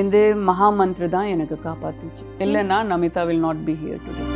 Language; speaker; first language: Tamil; non-native, fluent; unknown